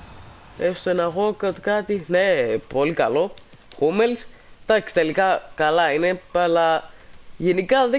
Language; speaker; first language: Greek; native; Greek